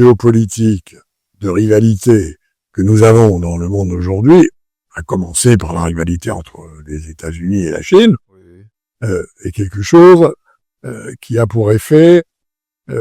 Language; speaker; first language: French; native; French